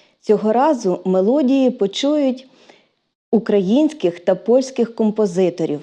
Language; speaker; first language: Ukrainian; native; Ukrainian